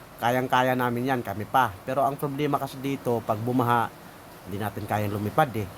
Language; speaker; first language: Filipino; non-native, local second language; Cebuano